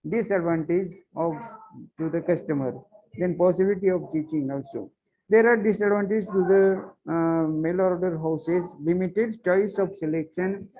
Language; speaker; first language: English; non-native, local second language; Marathi